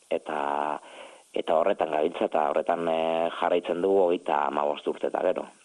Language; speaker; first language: Basque; native; Basque